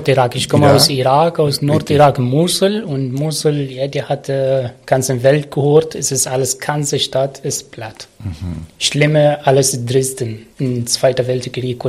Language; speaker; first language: German; non-native, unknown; Arabic